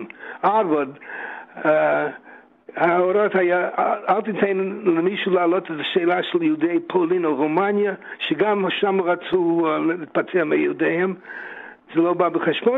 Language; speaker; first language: Hebrew; non-native, fluent; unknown